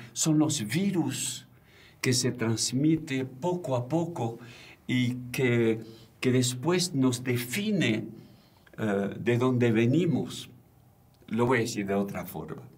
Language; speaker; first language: Spanish; non-native, fluent; French